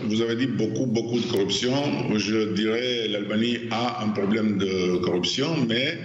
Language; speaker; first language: French; non-native, fluent; Albanian